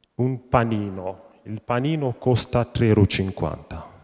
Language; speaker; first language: Italian; non-native, fluent; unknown